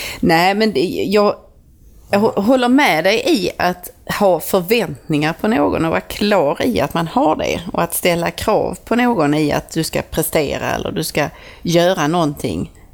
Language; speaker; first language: Swedish; native; Swedish